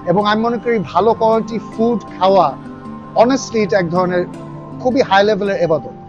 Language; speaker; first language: Bangla; early bilingual, other home language; English